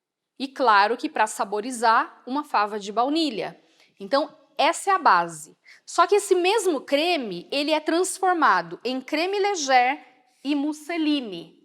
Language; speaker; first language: Portuguese; native; Portuguese